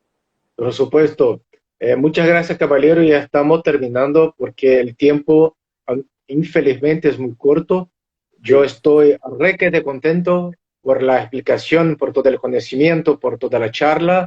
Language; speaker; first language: Spanish; non-native, fluent; Portuguese